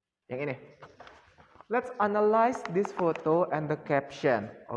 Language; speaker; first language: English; non-native, fluent; Indonesian